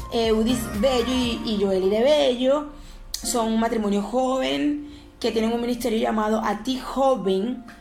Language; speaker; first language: Spanish; native; Spanish